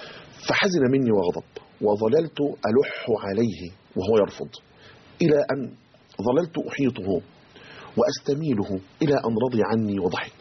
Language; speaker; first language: Arabic; native; Arabic